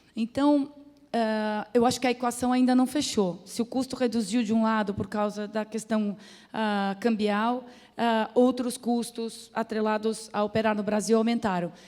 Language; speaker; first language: Portuguese; native; Portuguese